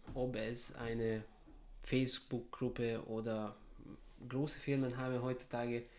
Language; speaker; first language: German; non-native, fluent; Hungarian